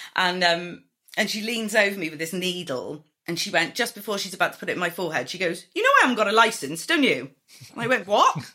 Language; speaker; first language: English; native; English